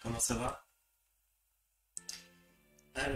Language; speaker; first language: French; native; French